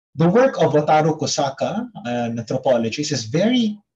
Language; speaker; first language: English; non-native, local second language; Filipino